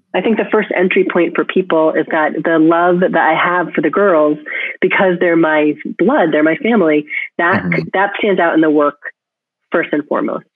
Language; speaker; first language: English; native; English